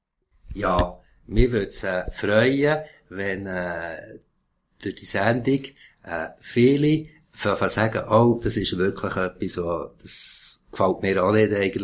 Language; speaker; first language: German; native; German